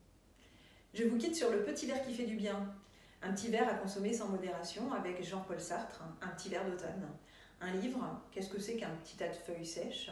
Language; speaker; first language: French; native; French